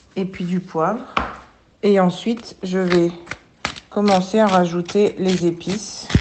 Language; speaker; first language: French; native; French